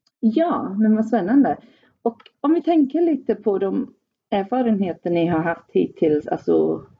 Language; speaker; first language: Swedish; non-native, fluent; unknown